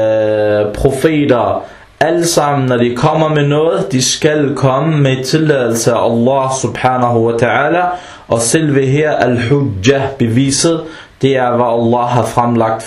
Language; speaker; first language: Danish; early bilingual, other home language; Arabic